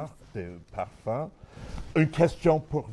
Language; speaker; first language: French; non-native, learner; English